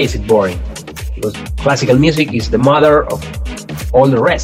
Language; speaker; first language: English; non-native, fluent; Spanish